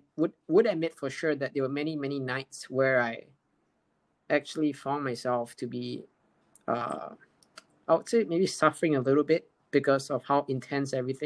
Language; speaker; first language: English; native; English